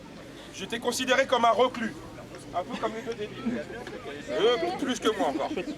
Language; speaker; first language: French; native; French